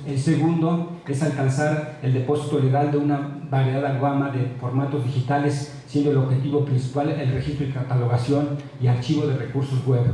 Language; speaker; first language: Spanish; native; Spanish